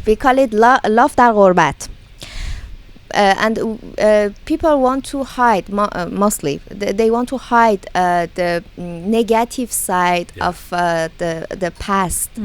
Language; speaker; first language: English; non-native, learner; Persian